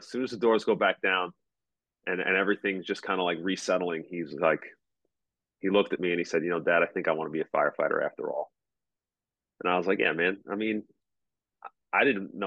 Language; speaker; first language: English; native; English